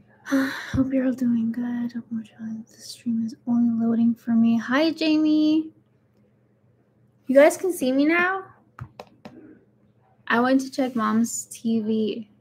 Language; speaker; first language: English; early bilingual, other home language; Spanish